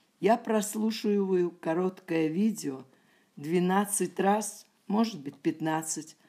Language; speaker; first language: Russian; non-native, learner; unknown